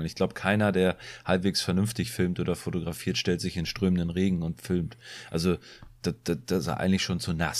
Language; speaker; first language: German; native; German